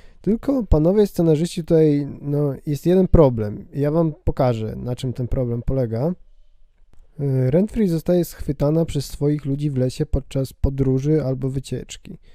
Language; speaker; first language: Polish; native; Polish